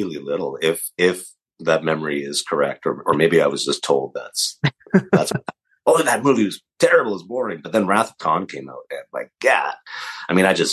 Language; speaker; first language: English; native; English